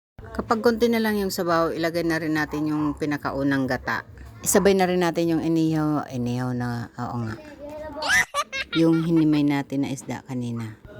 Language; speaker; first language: Filipino; non-native, local second language; Bikol